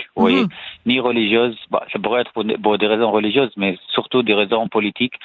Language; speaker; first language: French; non-native, fluent; Arabic